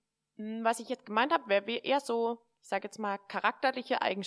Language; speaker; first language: German; native; German